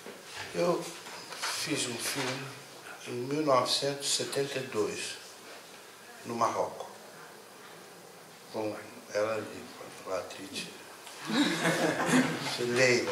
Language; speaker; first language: Italian; non-native, learner; Portuguese